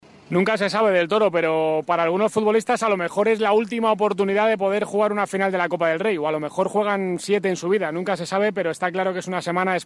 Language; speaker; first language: Spanish; native; Spanish